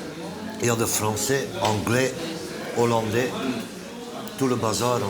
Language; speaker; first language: French; non-native, local second language; Dutch